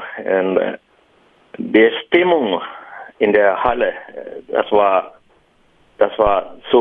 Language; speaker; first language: German; non-native, learner; Finnish